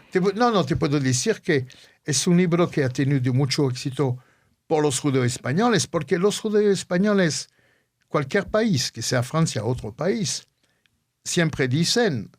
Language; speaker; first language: Spanish; early bilingual, heritage; Ladino